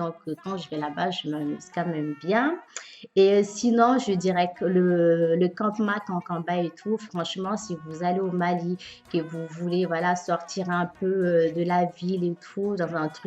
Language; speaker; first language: French; early bilingual, other home language; Bambara